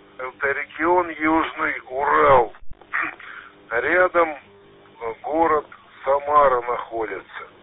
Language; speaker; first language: Russian; native; Russian